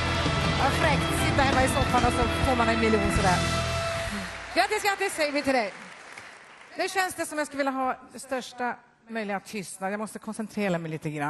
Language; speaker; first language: Swedish; native; Swedish